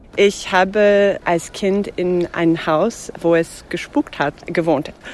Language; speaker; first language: German; non-native, fluent; English